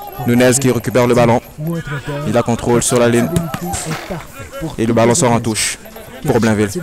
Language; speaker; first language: French; native; French